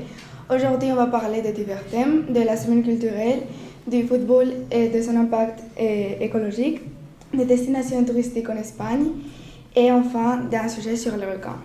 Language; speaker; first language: French; non-native, fluent; Spanish